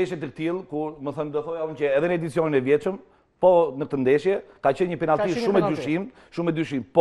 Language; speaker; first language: Albanian; native; Albanian